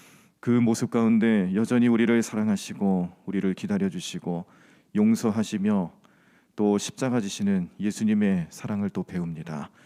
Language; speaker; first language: Korean; native; Korean